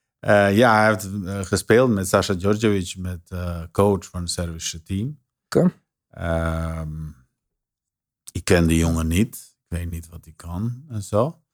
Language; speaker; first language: Dutch; non-native, fluent; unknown